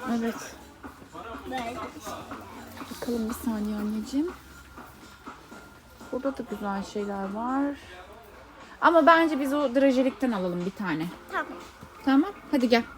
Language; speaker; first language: Turkish; native; Turkish